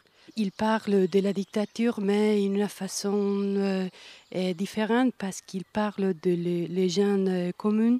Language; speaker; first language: French; non-native, fluent; Spanish